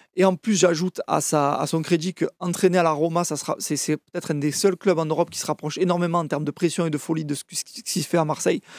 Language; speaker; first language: French; native; French